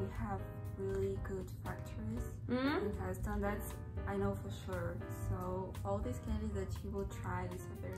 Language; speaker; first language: English; non-native, learner; Russian